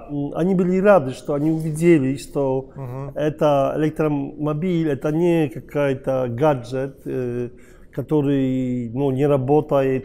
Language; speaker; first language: Russian; non-native, learner; Polish